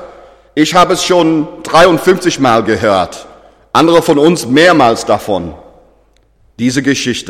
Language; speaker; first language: German; non-native, fluent; English